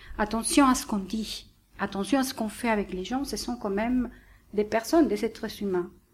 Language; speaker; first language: French; non-native, fluent; Spanish